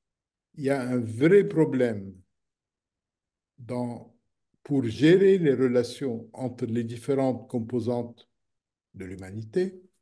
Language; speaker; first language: French; non-native, local second language; Arabic